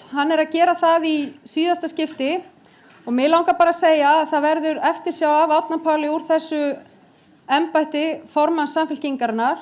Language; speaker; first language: Icelandic; native; Icelandic